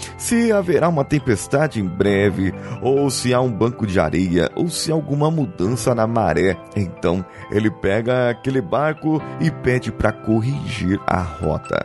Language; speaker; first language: Portuguese; native; Portuguese